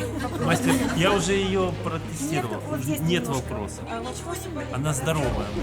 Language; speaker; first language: Russian; native; Russian